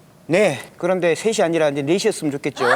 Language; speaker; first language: Korean; native; Korean